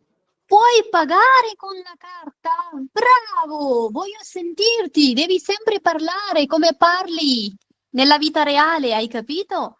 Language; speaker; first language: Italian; non-native, fluent; Urdu